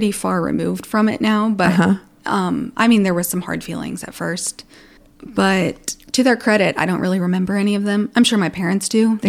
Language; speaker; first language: English; early bilingual, other home language; Pennsylvania German